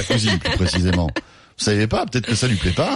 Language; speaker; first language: French; native; French